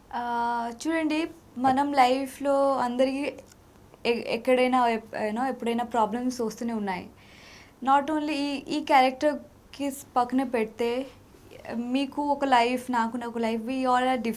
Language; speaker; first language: Telugu; non-native, local second language; Odia